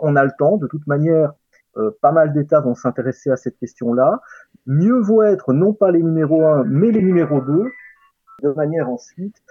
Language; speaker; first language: French; native; French